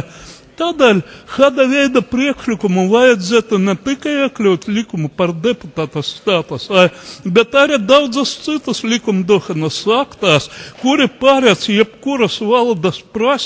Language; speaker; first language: Latvian; non-native, local second language; Russian